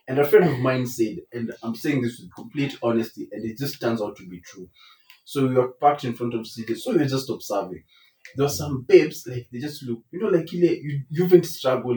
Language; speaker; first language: English; non-native, local second language; Swahili